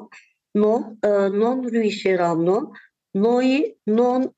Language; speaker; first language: Italian; non-native, learner; Turkish